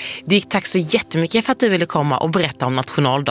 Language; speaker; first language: Swedish; native; Swedish